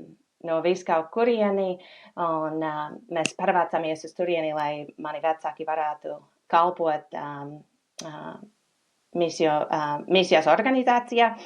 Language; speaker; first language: Latvian; non-native, fluent; English